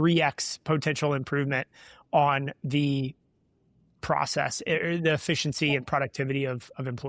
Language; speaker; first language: English; native; English